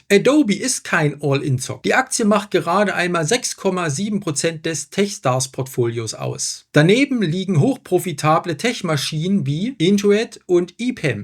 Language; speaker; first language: German; native; German